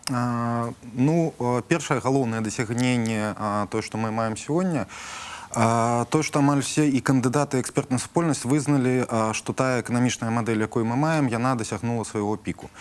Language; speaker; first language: Belarusian; non-native, local second language; Russian